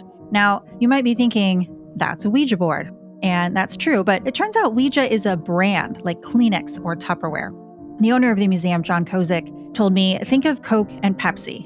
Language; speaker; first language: English; native; English